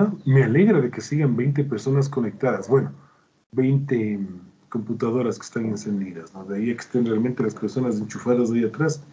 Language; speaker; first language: Spanish; native; Spanish